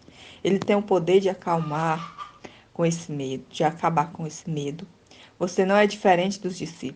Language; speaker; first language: Portuguese; native; Portuguese